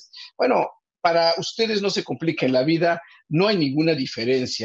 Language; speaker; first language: Spanish; native; Spanish